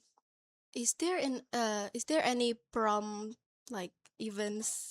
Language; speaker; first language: English; non-native, learner; Indonesian